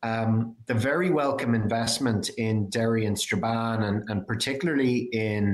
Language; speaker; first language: English; native; English